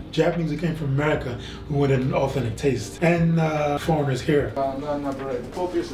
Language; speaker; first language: English; native; English